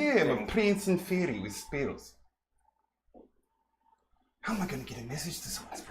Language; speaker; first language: English; native; English